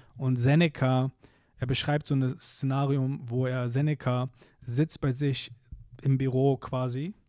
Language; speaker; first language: German; early bilingual, other home language; Polish